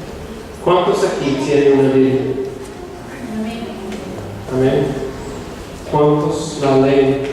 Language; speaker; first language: Spanish; non-native, fluent; English